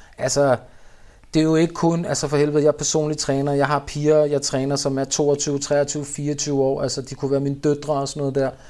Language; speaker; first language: Danish; early bilingual, other home language; Urdu